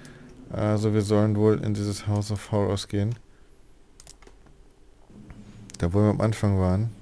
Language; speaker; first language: German; native; German